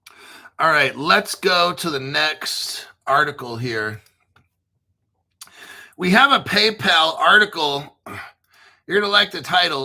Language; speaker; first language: English; native; English